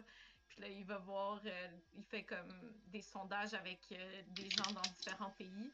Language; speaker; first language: French; native; French